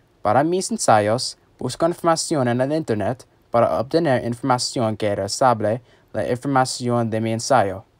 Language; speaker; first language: Spanish; non-native, learner; English